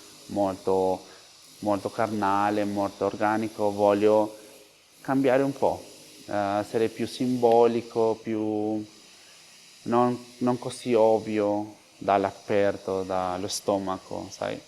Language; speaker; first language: Italian; non-native, fluent; Spanish